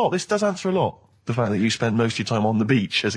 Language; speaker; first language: English; native; English